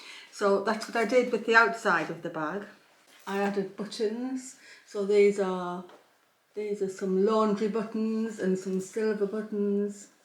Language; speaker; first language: English; native; English